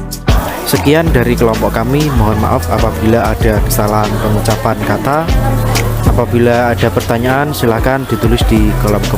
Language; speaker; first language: Indonesian; native; Indonesian